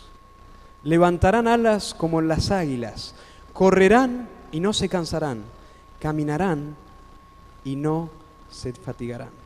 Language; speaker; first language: Spanish; native; Spanish